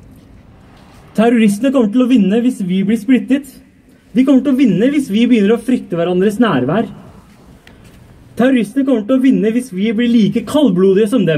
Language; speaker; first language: Norwegian; early bilingual, other home language; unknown